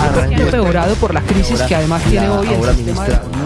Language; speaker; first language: Spanish; native; Spanish